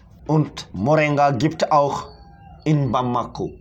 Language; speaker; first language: German; non-native, fluent; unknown